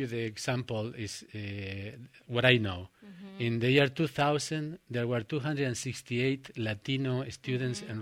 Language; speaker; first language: English; non-native, fluent; Spanish